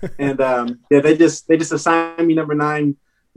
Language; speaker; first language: English; native; English